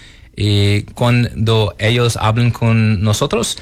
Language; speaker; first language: Spanish; non-native, learner; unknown